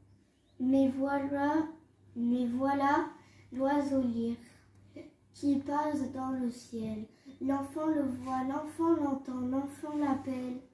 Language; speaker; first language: French; native; French